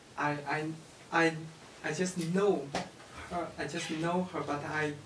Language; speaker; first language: English; non-native, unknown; Chinese